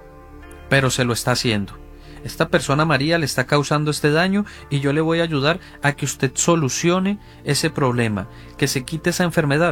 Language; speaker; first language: Spanish; native; Spanish